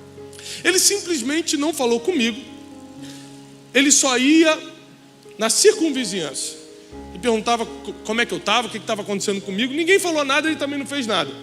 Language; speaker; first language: Portuguese; native; Portuguese